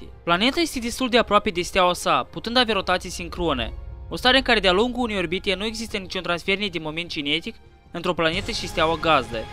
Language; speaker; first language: Romanian; native; Romanian